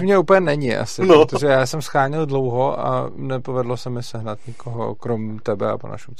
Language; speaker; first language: Czech; native; Czech